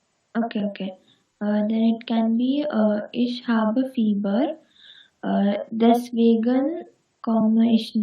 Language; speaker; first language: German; non-native, learner; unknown